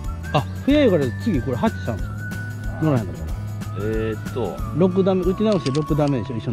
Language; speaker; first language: Japanese; native; Japanese